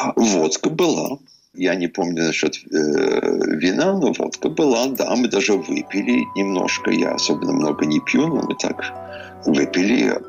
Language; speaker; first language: Russian; early bilingual, heritage; English